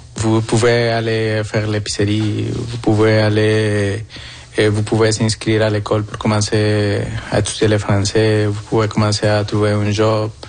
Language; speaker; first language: French; non-native, fluent; Spanish